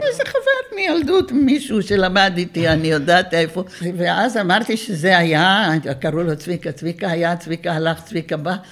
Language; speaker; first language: Hebrew; early bilingual, other home language; Bulgarian